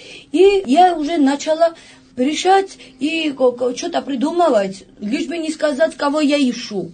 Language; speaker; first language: Russian; non-native, fluent; Georgian